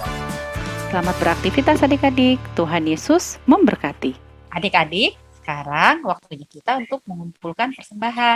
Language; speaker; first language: Indonesian; native; Indonesian